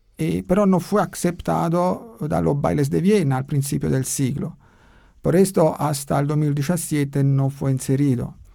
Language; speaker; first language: Spanish; non-native, learner; Italian